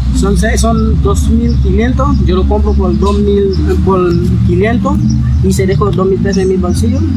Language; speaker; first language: Spanish; non-native, learner; Haitian Creole